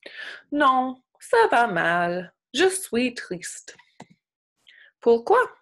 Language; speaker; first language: French; non-native, local second language; English